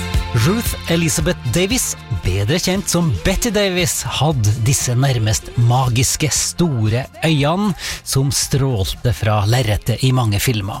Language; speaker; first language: Norwegian; native; Norwegian